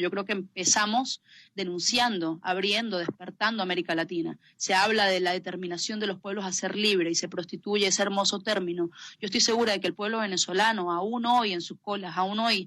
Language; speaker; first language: Spanish; native; Spanish